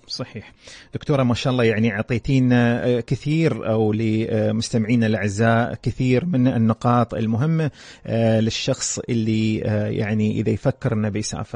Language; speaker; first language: Arabic; native; Arabic